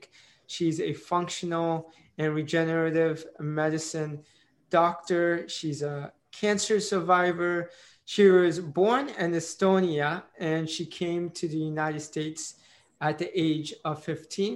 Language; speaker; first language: English; native; English